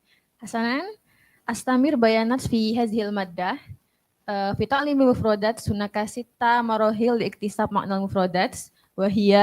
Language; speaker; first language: Arabic; non-native, learner; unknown